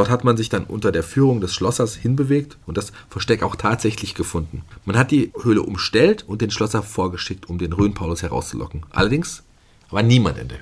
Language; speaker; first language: German; native; German